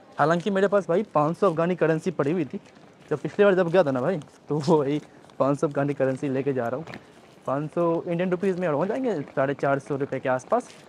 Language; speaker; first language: Hindi; native; Hindi